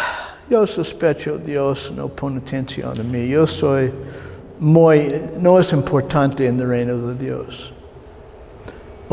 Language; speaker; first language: Spanish; non-native, learner; English